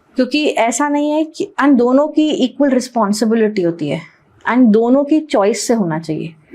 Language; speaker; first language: Hindi; non-native, local second language; Sindhi